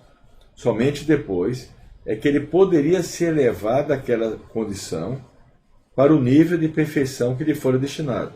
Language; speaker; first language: Portuguese; native; Portuguese